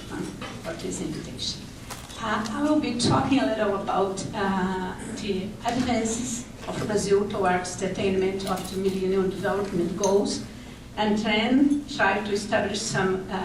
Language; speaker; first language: English; non-native, fluent; Portuguese